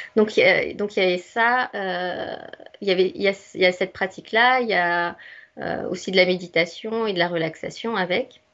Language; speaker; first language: French; native; French